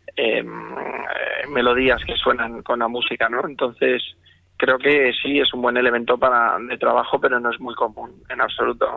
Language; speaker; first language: Spanish; native; Spanish